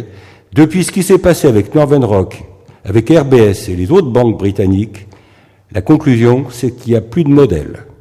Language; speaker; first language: French; native; French